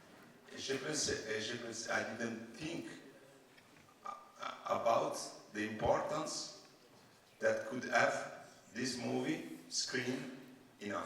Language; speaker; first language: English; non-native, learner; Italian